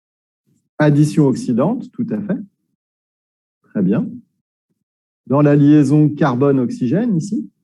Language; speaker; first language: French; native; French